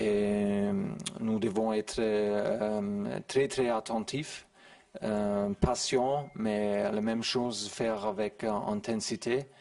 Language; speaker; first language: French; non-native, learner; German